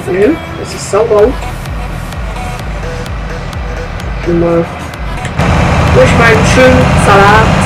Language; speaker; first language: German; native; German